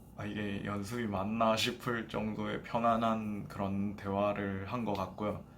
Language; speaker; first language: Korean; native; Korean